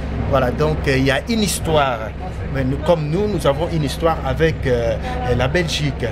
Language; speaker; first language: French; non-native, local second language; Lingala